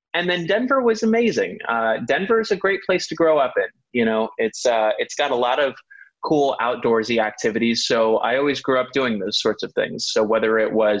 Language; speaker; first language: English; native; English